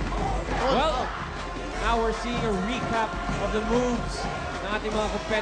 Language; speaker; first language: Filipino; native; Filipino